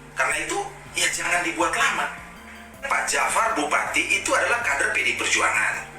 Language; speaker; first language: Indonesian; native; Indonesian